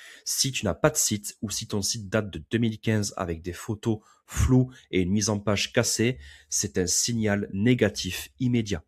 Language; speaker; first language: French; native; French